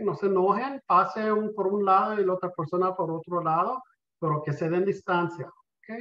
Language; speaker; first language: Spanish; early bilingual, heritage; Spanish